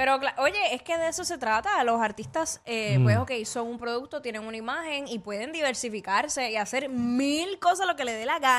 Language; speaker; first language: Spanish; native; Spanish